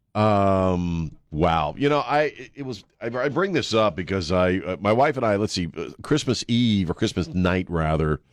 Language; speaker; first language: English; native; English